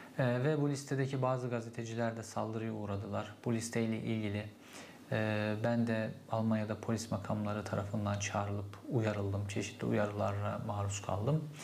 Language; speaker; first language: Turkish; native; Turkish